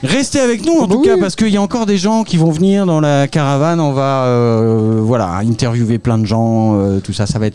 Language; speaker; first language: French; native; French